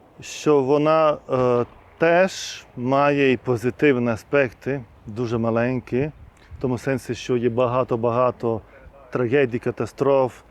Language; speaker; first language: Ukrainian; non-native, fluent; Lithuanian